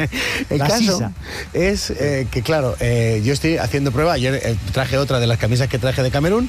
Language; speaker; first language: Spanish; native; Spanish